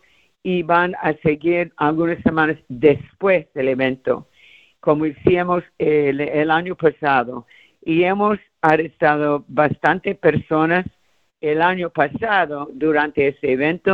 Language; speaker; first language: Spanish; early bilingual, heritage; Spanish